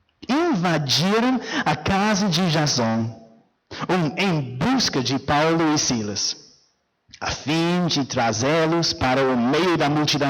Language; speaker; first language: Portuguese; non-native, fluent; English